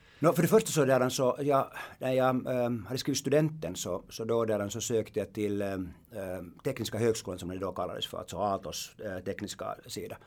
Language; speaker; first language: Swedish; non-native, local second language; Finnish